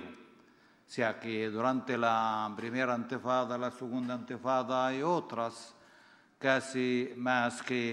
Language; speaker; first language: Spanish; non-native, fluent; Arabic